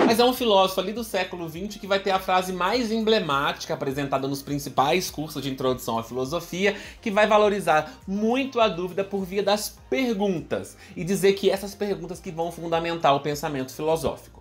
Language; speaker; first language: Portuguese; native; Portuguese